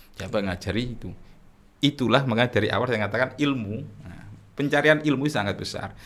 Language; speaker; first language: Indonesian; native; Indonesian